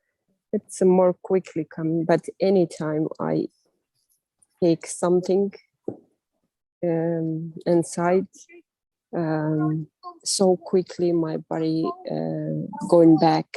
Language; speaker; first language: English; non-native, learner; Russian